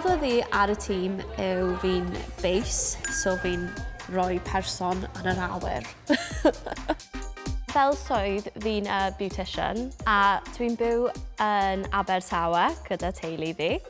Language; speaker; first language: Welsh; non-native, local second language; English